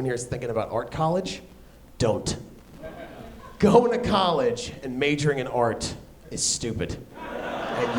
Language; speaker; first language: English; native; English